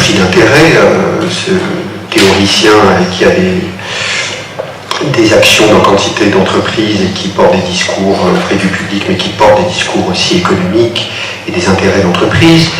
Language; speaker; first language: French; native; French